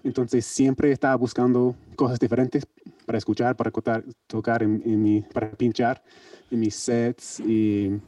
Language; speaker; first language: Spanish; non-native, learner; English